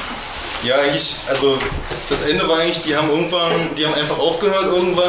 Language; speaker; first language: German; early bilingual, other home language; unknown